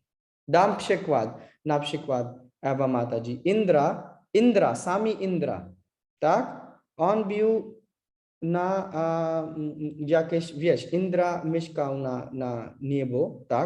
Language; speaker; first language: Polish; non-native, learner; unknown